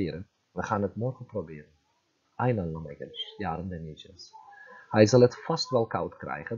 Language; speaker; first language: Dutch; non-native, fluent; Turkish